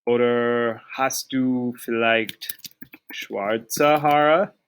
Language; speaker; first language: German; non-native, fluent; English